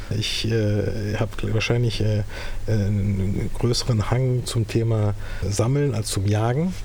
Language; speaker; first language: German; early bilingual, other home language; Turkish